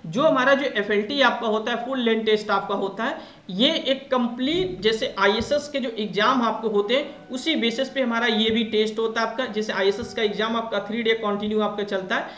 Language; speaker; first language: Hindi; native; Hindi